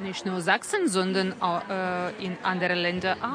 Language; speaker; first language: German; non-native, fluent; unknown